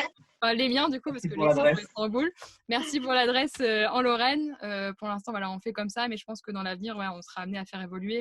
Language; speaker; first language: French; native; French